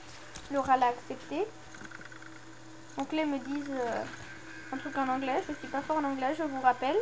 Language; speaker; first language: French; native; French